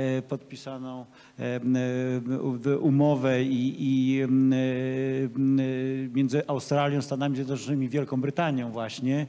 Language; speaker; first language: Polish; native; Polish